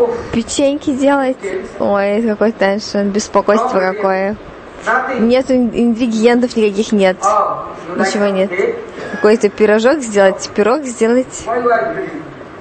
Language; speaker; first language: Russian; native; Russian